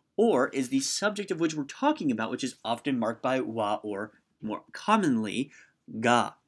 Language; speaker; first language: English; native; English